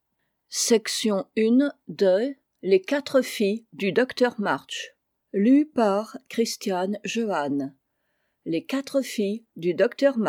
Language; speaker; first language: French; native; French